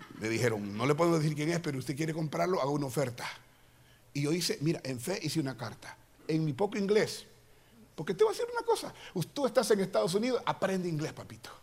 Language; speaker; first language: Spanish; native; Spanish